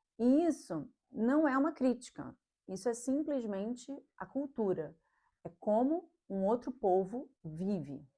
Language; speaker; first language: Portuguese; native; Portuguese